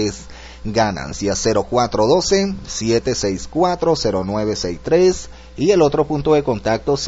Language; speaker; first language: Spanish; native; Spanish